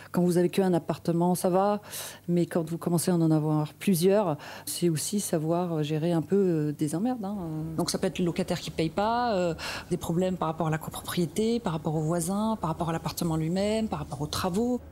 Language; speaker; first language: French; non-native, local second language; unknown